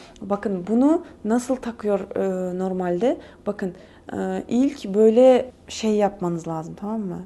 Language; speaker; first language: Turkish; non-native, fluent; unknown